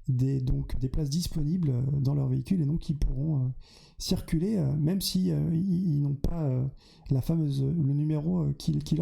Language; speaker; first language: French; native; French